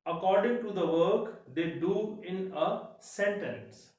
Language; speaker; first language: English; non-native, local second language; Punjabi